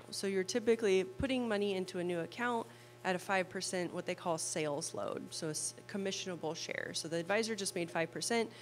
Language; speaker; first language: English; native; English